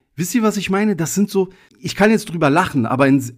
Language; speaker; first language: German; early bilingual, other home language; Italian